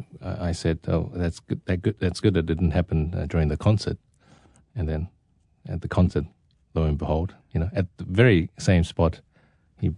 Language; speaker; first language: English; native; English